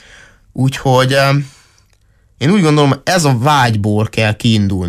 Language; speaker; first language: Hungarian; native; Hungarian